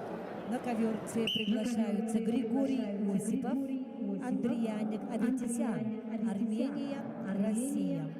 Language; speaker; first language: Russian; native; Russian